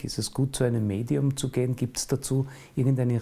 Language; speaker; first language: German; native; German